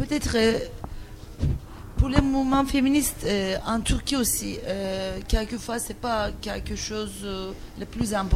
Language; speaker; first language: French; non-native, fluent; Turkish